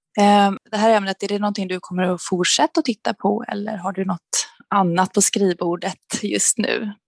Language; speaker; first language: Swedish; native; Swedish